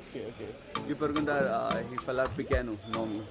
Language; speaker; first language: Portuguese; non-native, learner; Malayalam